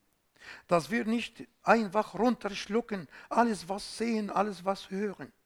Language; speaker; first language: German; non-native, fluent; Arabic